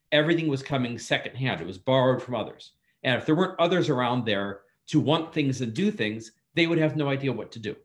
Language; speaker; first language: English; native; English